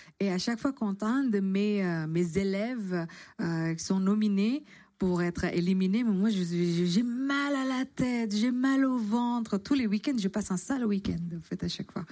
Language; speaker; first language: French; non-native, fluent; Indonesian